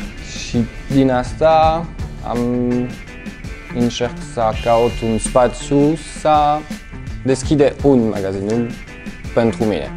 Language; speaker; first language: Romanian; non-native, learner; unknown